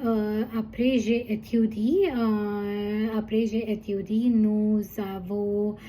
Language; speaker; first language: French; non-native, learner; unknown